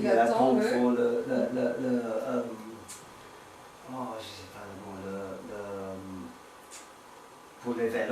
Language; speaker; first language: French; non-native, learner; English